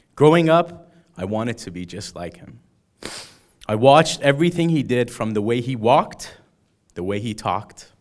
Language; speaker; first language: English; early bilingual, other home language; Persian